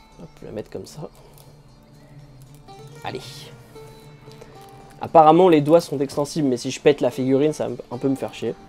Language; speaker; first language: French; native; French